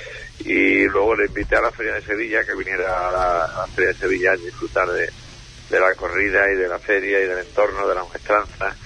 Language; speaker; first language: Spanish; native; Spanish